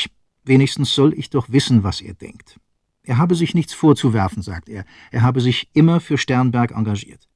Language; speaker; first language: German; native; German